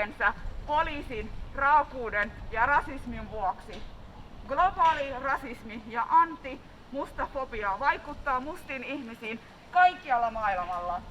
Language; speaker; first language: Finnish; early bilingual, other home language; Somali